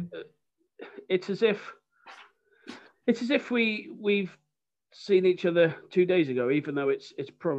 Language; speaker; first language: English; native; English